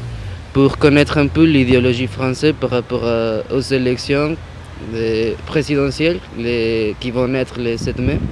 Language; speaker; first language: French; non-native, fluent; Spanish